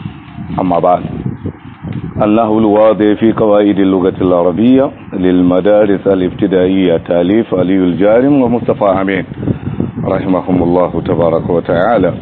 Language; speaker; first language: Arabic; non-native, fluent; Hausa